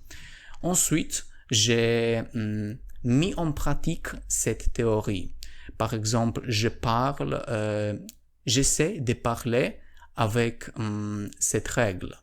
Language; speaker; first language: French; non-native, learner; Polish